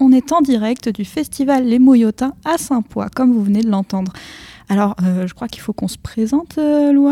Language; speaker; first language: French; native; French